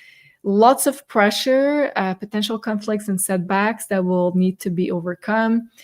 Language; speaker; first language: English; non-native, fluent; French